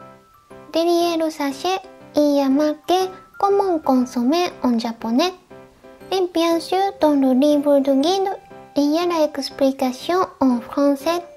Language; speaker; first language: French; non-native, fluent; Japanese